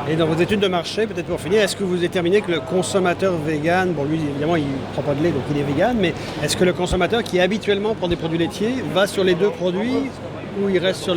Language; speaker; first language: French; native; French